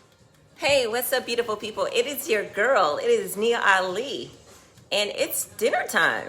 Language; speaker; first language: English; native; English